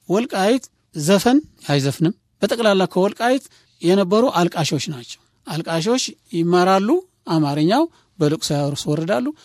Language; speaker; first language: Amharic; non-native, local second language; Tigrinya